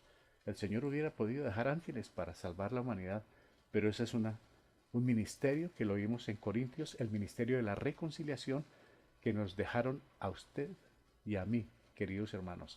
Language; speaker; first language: Spanish; native; Spanish